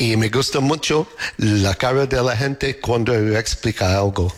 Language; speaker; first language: Spanish; non-native, learner; English